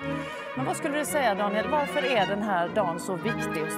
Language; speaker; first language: Swedish; native; Swedish